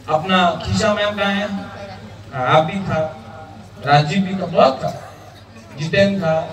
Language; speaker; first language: Hindi; non-native, local second language; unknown